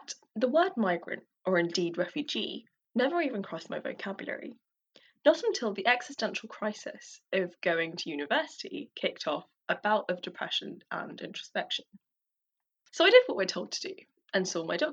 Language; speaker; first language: English; native; English